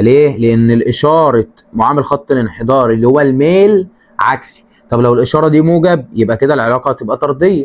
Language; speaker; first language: Arabic; native; Arabic